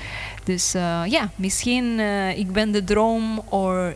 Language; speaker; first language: Dutch; non-native, learner; Spanish